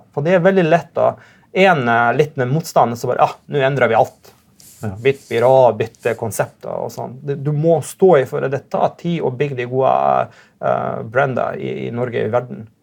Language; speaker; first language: Norwegian; non-native, fluent; Macedonian